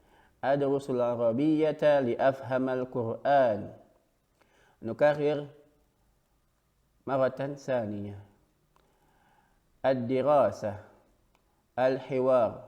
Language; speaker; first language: Arabic; non-native, fluent; Indonesian